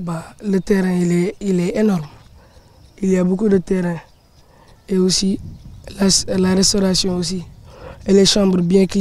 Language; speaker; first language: French; non-native, local second language; Wolof